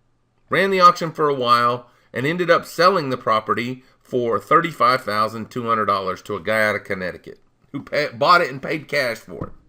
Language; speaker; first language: English; native; English